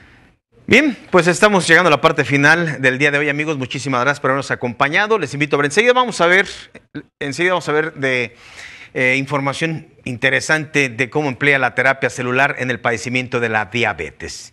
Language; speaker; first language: Spanish; native; Spanish